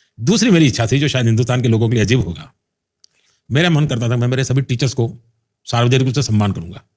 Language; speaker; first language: Hindi; non-native, local second language; Gujarati